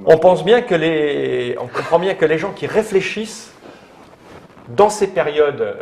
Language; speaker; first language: French; native; French